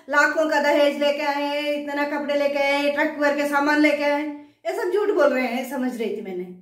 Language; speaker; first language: Hindi; non-native, local second language; Kannada